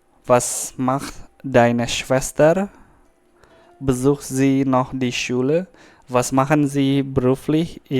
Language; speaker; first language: German; non-native, fluent; Indonesian